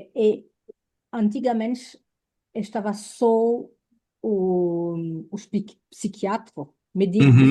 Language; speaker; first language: Portuguese; non-native, fluent; French